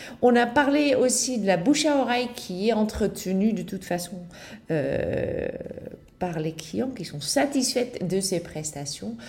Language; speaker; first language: French; non-native, fluent; Dutch